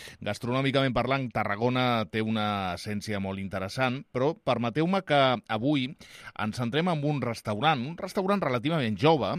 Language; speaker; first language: Catalan; native; Catalan